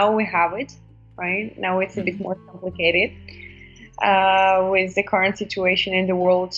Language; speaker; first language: English; non-native, fluent; Russian